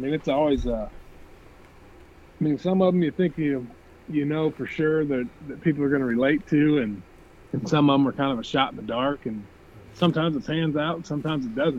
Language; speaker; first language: English; native; English